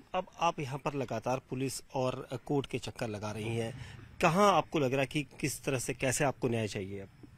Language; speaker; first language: Hindi; native; Hindi